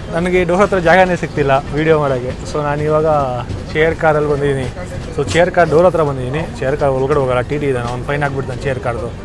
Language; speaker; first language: Kannada; non-native, local second language; Hindi